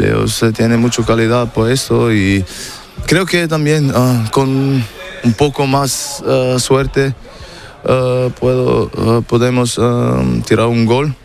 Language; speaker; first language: Spanish; non-native, learner; German